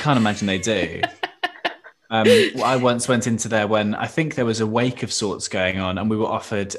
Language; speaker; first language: English; native; English